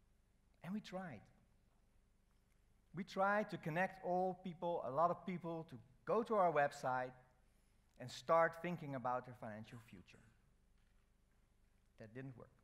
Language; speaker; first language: English; non-native, fluent; Dutch